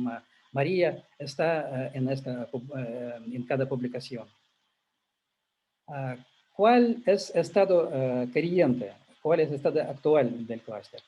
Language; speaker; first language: Spanish; non-native, learner; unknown